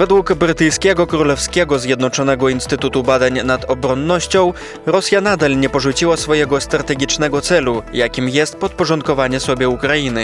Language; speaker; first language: Polish; native; Polish